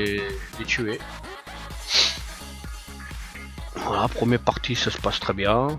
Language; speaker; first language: French; native; French